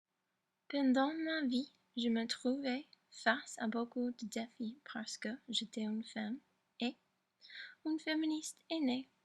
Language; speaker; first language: French; non-native, learner; English